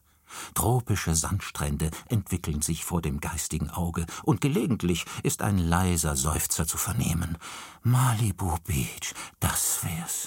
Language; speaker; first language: German; native; German